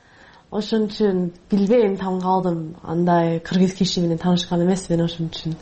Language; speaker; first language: Kyrgyz; non-native, learner; English